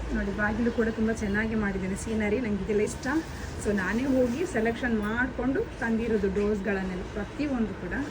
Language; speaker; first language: Kannada; non-native, local second language; Tulu